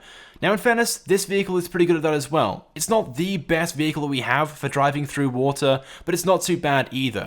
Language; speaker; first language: English; native; English